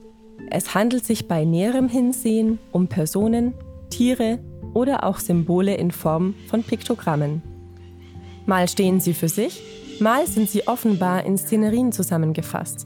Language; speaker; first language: German; native; German